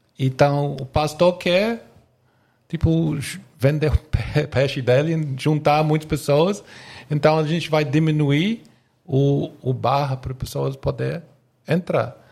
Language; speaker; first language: Portuguese; non-native, fluent; English